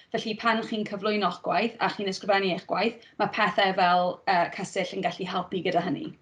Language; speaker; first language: Welsh; non-native, local second language; English